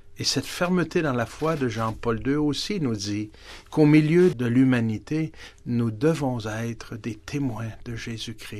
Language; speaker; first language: French; native; French